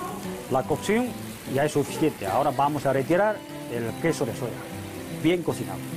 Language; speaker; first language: Spanish; non-native, fluent; Chinese